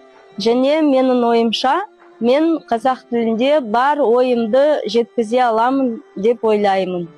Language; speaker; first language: Kazakh; non-native, local second language; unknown